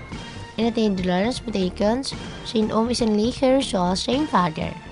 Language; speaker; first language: Dutch; non-native, learner; Indonesian